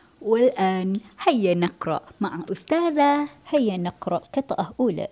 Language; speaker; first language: Arabic; non-native, fluent; Malay